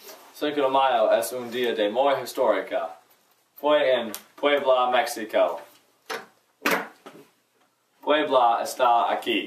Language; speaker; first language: Spanish; non-native, learner; English